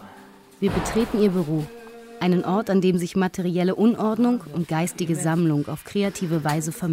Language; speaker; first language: German; native; German